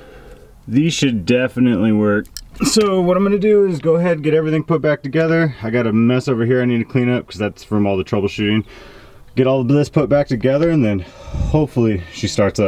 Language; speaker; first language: English; native; English